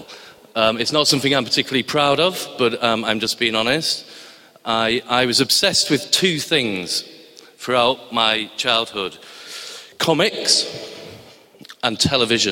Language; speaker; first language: English; native; English